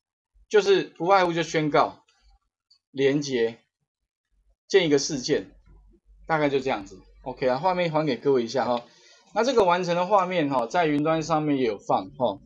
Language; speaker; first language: Chinese; native; Chinese